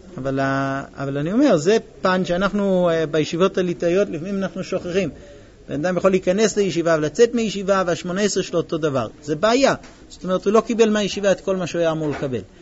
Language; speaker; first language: Hebrew; non-native, fluent; English